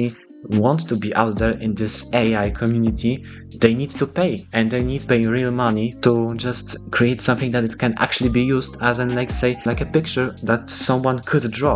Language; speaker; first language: English; non-native, fluent; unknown